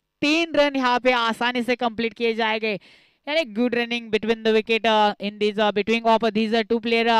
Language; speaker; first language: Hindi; non-native, local second language; Marathi